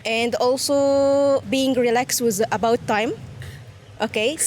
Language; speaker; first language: English; non-native, fluent; Arabic